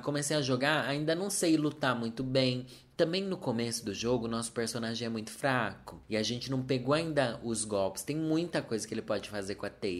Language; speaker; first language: Portuguese; native; Portuguese